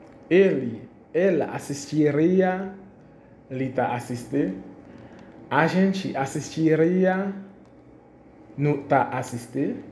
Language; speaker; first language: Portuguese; non-native, fluent; Haitian Creole